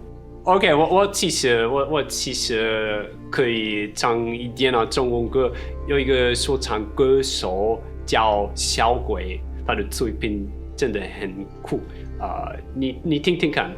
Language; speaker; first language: Chinese; non-native, fluent; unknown